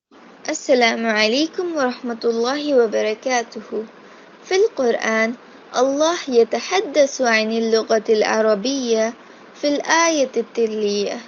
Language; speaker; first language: Arabic; non-native, learner; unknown